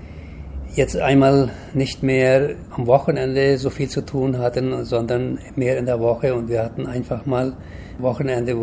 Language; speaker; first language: German; early bilingual, heritage; German